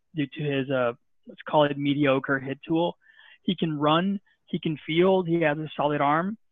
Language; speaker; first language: English; non-native, fluent; Spanish